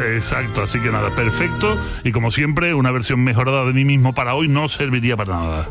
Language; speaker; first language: Spanish; native; Spanish